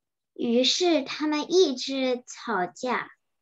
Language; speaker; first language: Chinese; early bilingual, heritage; Chinese